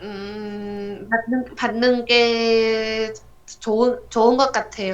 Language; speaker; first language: Korean; non-native, learner; Vietnamese